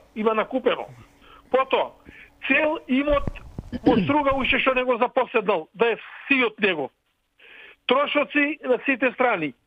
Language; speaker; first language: Macedonian; native; Macedonian